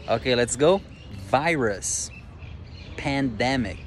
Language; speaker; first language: English; non-native, fluent; Portuguese